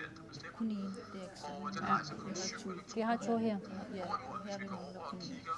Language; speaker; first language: Danish; non-native, learner; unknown